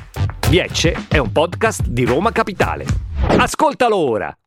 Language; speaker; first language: Italian; native; Italian